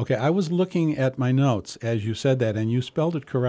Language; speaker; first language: English; native; English